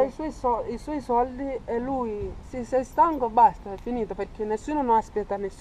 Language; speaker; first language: Italian; non-native, fluent; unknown